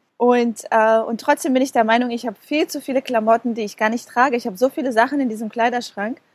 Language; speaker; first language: German; non-native, fluent; Portuguese